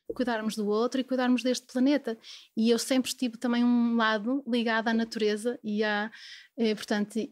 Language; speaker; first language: Portuguese; native; Portuguese